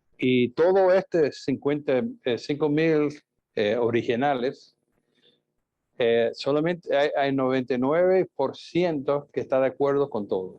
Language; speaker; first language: Spanish; non-native, fluent; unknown